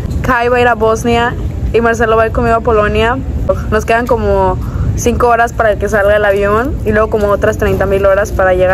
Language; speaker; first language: Spanish; early bilingual, heritage; Spanish